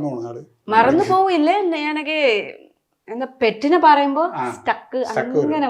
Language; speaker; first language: Malayalam; non-native, learner; Nepali